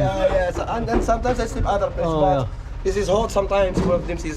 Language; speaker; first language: English; non-native, learner; Arabic